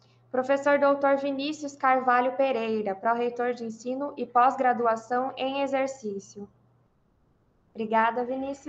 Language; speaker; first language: Portuguese; native; Portuguese